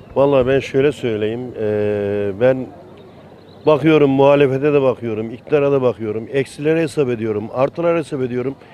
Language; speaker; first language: Turkish; native; Turkish